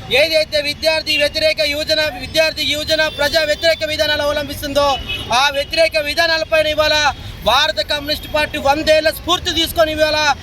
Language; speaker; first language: Telugu; native; Telugu